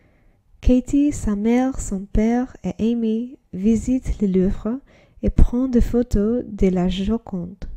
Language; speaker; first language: French; non-native, learner; English